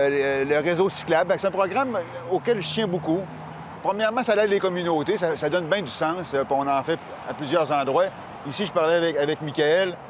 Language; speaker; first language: French; native; French